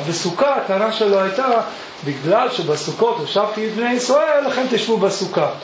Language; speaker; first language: Hebrew; early bilingual, other home language; English